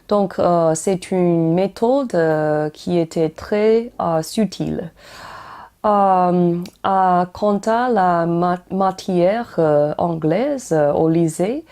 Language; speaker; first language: French; non-native, learner; Chinese